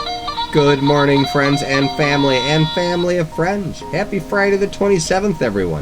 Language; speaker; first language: English; native; English